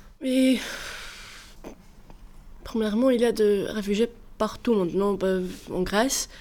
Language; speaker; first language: French; non-native, learner; Greek